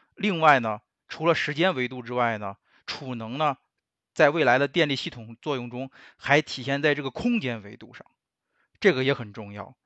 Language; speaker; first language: Chinese; native; Chinese